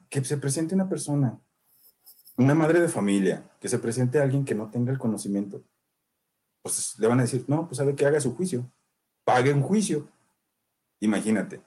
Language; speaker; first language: Spanish; native; Spanish